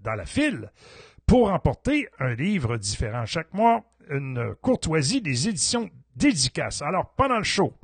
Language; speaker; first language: French; native; French